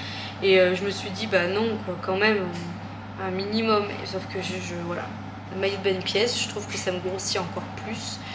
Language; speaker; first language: French; native; French